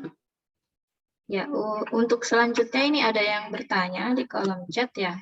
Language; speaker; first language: Indonesian; native; Indonesian